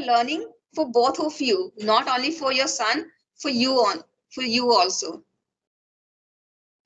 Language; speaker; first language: English; non-native, fluent; Hindi